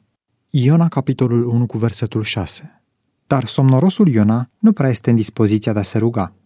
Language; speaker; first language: Romanian; native; Romanian